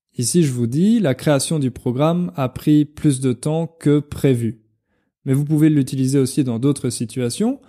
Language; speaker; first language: French; native; French